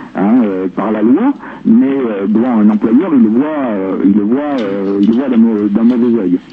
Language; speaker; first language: French; native; French